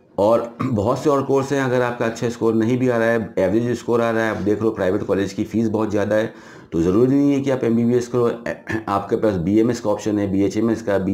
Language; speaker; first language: Hindi; native; Hindi